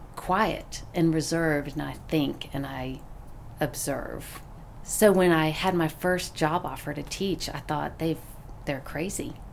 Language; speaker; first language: English; native; English